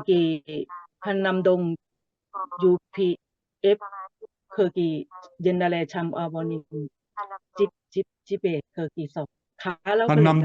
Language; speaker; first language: Korean; non-native, learner; Thai